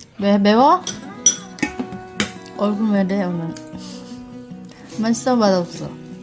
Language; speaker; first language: Korean; non-native, learner; Thai